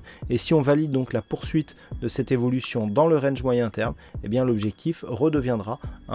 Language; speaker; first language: French; native; French